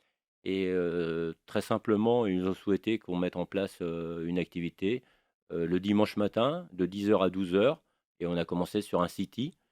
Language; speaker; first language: French; native; French